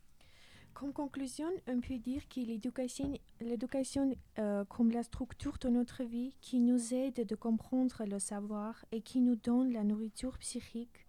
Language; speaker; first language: French; non-native, learner; Armenian